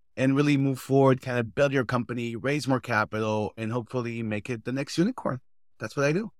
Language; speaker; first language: English; non-native, fluent; Hebrew